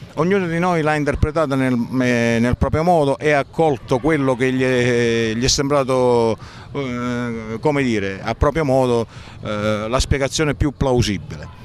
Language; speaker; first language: Italian; native; Italian